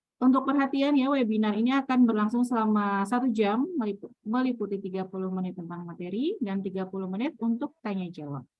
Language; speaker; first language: Indonesian; native; Indonesian